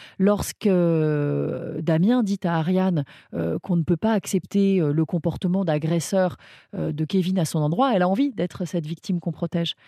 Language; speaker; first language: French; native; French